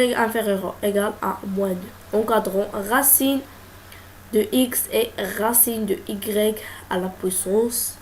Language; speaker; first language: French; non-native, local second language; Arabic